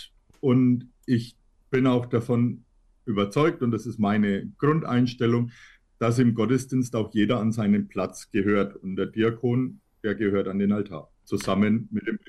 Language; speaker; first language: German; native; German